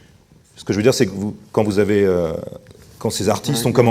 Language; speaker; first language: French; native; French